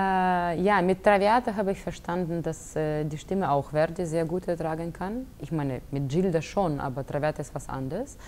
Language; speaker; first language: German; non-native, fluent; Russian